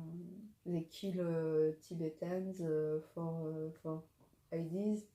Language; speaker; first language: English; non-native, learner; French